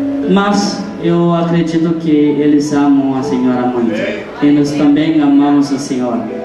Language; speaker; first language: Portuguese; non-native, fluent; Haitian Creole